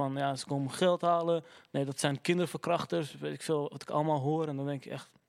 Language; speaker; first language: Dutch; early bilingual, other home language; Arabic